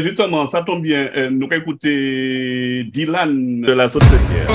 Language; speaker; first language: French; native; French